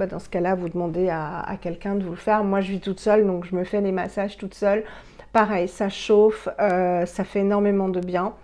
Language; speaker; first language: French; native; French